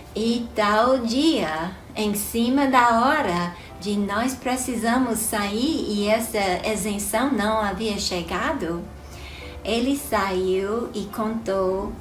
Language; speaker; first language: Portuguese; non-native, fluent; English